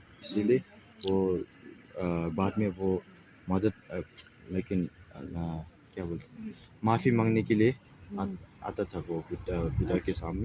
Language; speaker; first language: Hindi; non-native, fluent; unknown